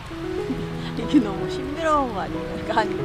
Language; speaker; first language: Korean; non-native, fluent; Filipino